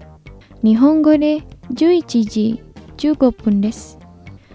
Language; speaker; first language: Japanese; non-native, fluent; Indonesian